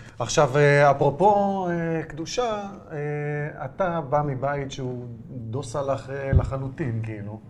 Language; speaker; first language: Hebrew; native; Hebrew